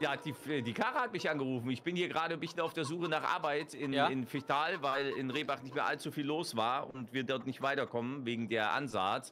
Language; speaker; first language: German; native; German